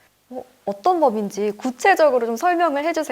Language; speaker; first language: Korean; native; Korean